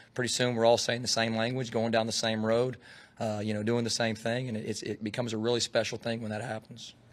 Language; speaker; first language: English; native; English